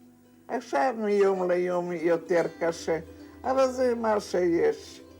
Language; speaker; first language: Hebrew; non-native, fluent; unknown